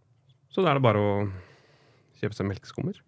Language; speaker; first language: Norwegian; native; Norwegian